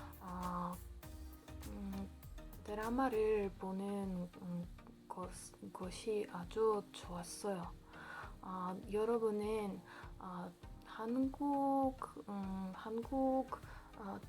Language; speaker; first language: Korean; non-native, learner; Polish